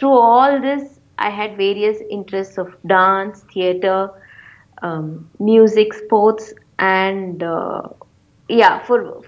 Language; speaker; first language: English; non-native, local second language; Tamil